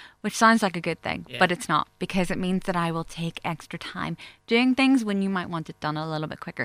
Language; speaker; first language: English; native; English